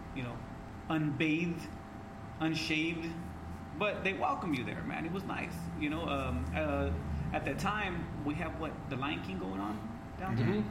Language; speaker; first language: English; native; English